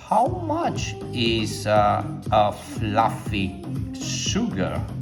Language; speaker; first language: English; non-native, fluent; Italian